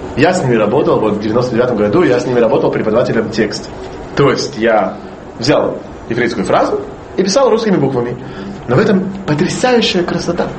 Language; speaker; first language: Russian; non-native, fluent; Hebrew